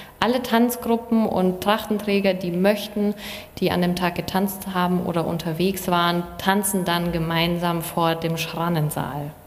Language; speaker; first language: German; native; German